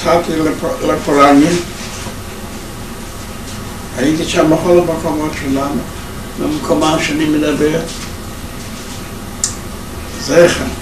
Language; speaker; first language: Hebrew; non-native, fluent; Yiddish